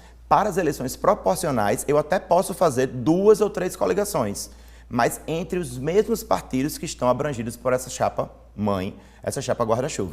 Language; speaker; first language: Portuguese; native; Portuguese